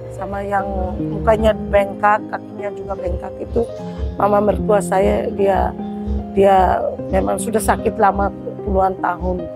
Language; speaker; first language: Indonesian; non-native, local second language; Tetum